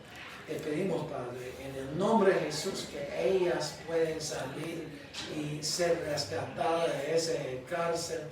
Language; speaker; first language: Spanish; non-native, learner; English